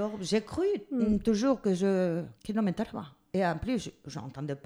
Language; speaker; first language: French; non-native, learner; Spanish